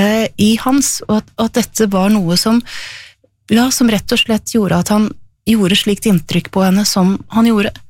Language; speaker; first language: Norwegian; native; Norwegian